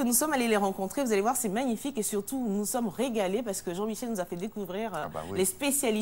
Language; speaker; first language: French; native; French